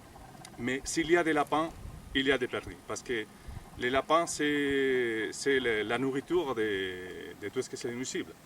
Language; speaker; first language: French; non-native, fluent; Spanish